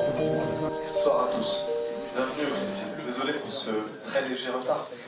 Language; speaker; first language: French; native; French